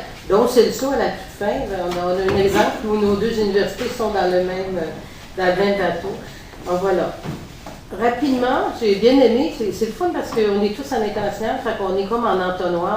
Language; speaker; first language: French; native; French